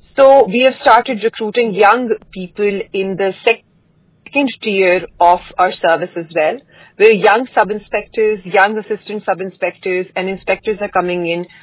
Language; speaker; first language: English; non-native, local second language; Urdu